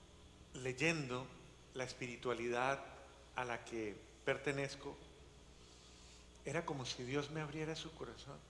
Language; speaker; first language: Spanish; native; Spanish